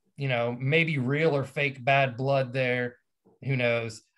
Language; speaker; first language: English; native; English